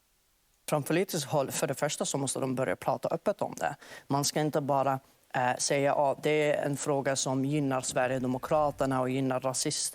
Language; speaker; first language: Swedish; non-native, fluent; Arabic